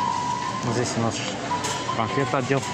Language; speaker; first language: Russian; non-native, learner; Azerbaijani